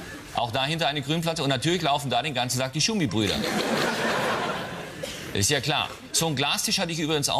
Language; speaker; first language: German; native; German